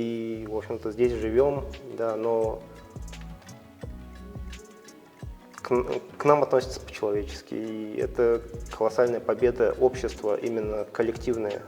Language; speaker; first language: Russian; native; Russian